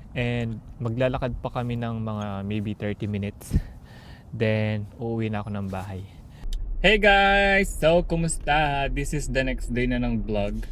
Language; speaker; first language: Filipino; native; Filipino